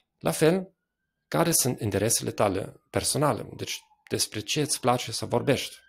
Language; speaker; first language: Romanian; non-native, fluent; German